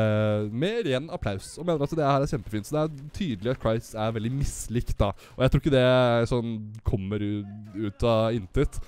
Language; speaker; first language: Norwegian; native; Norwegian